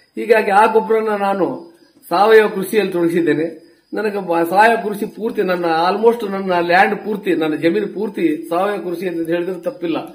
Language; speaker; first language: Kannada; non-native, local second language; Lambadi